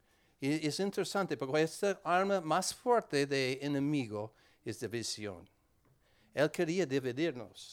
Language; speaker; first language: Spanish; non-native, learner; English